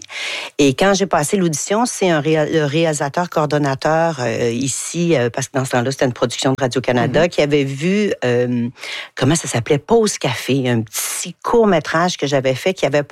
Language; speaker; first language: French; native; French